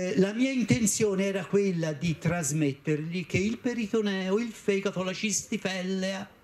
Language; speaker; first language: Italian; native; Italian